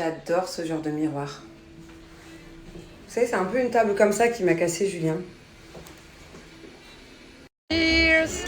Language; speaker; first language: French; native; French